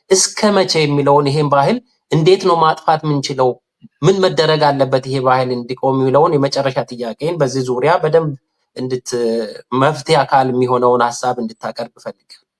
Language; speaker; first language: Amharic; non-native, local second language; Sidamo